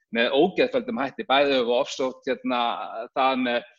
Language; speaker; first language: Icelandic; native; Icelandic